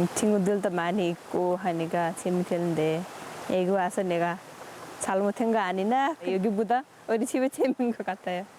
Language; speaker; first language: Korean; non-native, fluent; Nepali